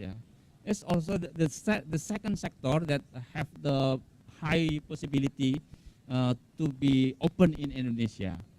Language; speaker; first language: English; non-native, fluent; Indonesian